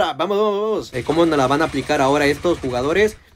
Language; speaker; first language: Spanish; native; Spanish